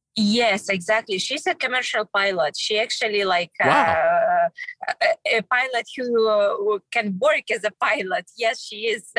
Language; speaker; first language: English; non-native, learner; Russian